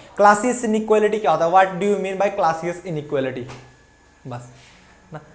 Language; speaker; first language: Hindi; native; Hindi